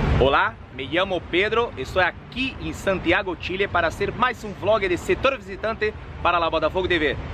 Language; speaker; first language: Portuguese; native; Portuguese